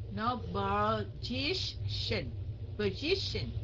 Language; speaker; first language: English; non-native, fluent; Vietnamese